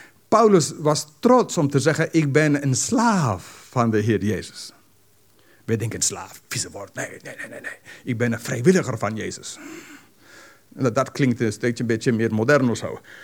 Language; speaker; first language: Dutch; non-native, fluent; English